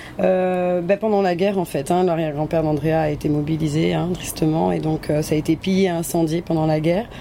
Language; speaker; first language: French; native; French